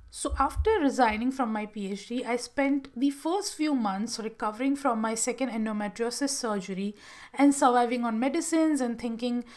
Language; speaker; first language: English; non-native, local second language; Gujarati